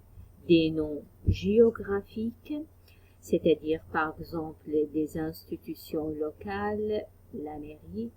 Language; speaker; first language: French; non-native, fluent; Arabic